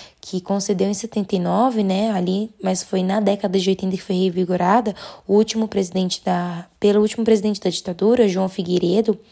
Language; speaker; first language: Portuguese; native; Portuguese